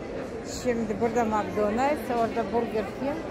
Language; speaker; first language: Turkish; non-native, learner; Russian